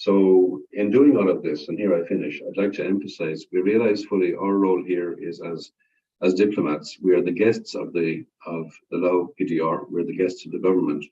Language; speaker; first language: English; non-native, fluent; Irish